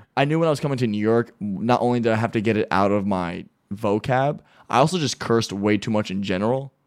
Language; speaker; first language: English; native; English